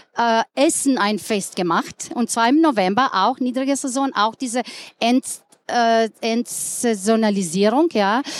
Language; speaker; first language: German; non-native, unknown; Slovenian